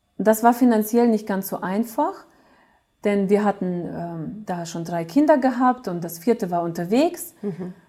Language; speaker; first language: German; early bilingual, other home language; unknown